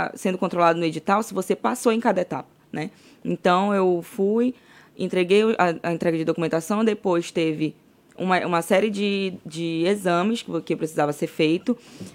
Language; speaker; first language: Portuguese; native; Portuguese